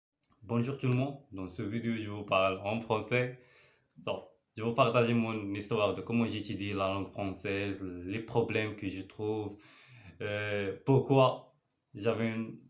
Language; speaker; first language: French; non-native, learner; Arabic